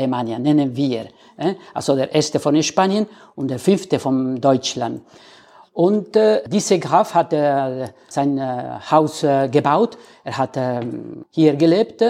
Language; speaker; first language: German; non-native, fluent; Spanish